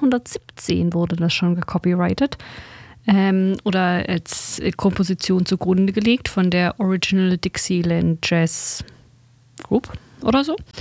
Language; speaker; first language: German; native; German